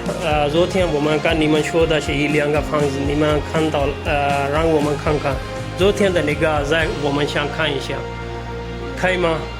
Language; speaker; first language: Chinese; non-native, learner; Urdu